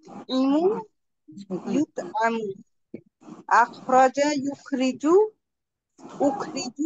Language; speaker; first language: Arabic; non-native, learner; Bangla